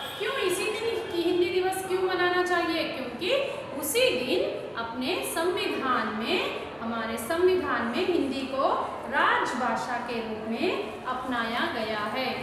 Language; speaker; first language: Hindi; non-native, local second language; Telugu